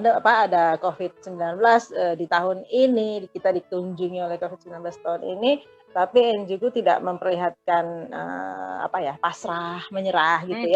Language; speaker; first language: Indonesian; native; Indonesian